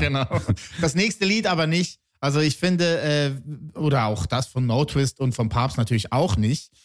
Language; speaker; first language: German; native; German